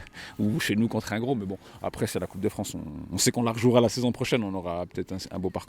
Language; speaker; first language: French; native; French